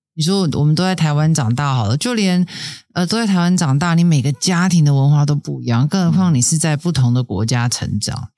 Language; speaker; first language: Chinese; native; Chinese